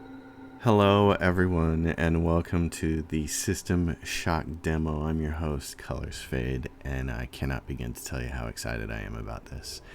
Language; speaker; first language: English; native; English